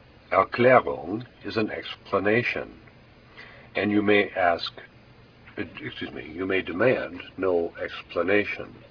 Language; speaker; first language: English; native; English